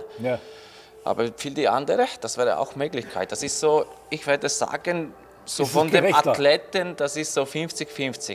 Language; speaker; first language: German; non-native, learner; Polish